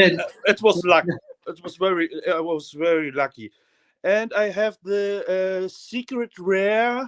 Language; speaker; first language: English; non-native, learner; German